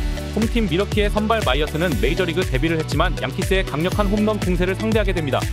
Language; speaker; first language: Korean; native; Korean